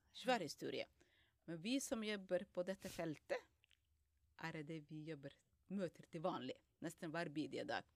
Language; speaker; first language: Norwegian; non-native, fluent; Somali